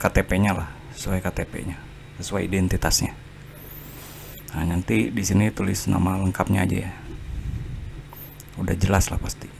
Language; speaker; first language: Indonesian; native; Indonesian